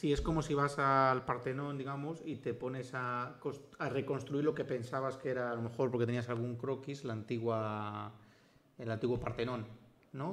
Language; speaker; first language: Spanish; native; Spanish